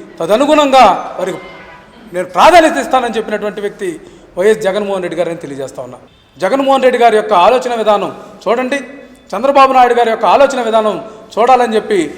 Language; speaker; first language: Telugu; native; Telugu